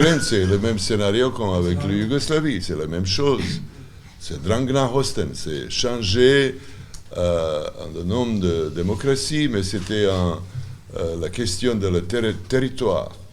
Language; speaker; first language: French; non-native, learner; Serbian